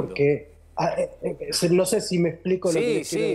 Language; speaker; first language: Spanish; native; Spanish